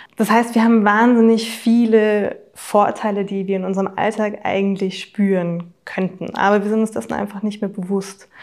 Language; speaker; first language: German; native; German